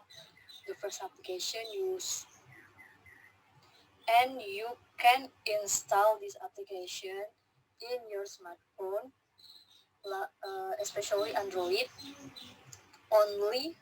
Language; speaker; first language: English; non-native, learner; Indonesian